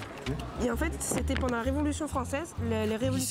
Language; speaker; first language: French; native; French